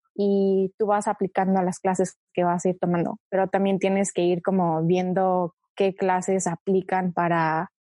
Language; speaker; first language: Spanish; early bilingual, other home language; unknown